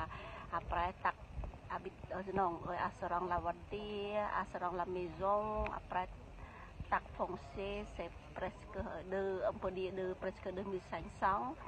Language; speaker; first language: French; non-native, learner; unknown